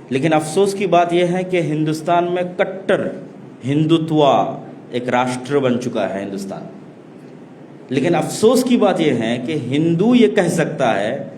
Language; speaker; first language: Urdu; non-native, fluent; Bangla